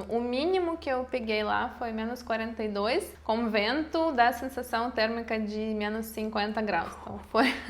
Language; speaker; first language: Portuguese; non-native, fluent; Russian